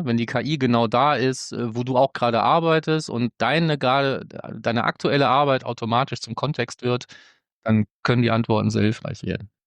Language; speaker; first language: German; native; German